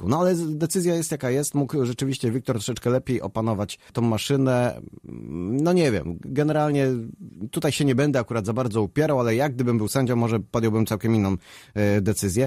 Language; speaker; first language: Polish; native; Polish